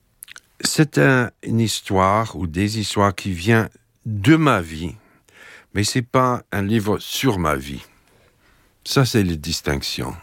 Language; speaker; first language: French; non-native, fluent; English